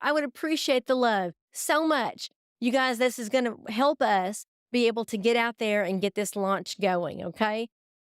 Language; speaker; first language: English; native; English